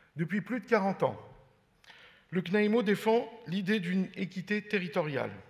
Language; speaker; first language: French; native; French